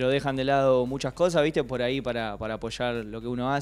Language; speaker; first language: Spanish; native; Spanish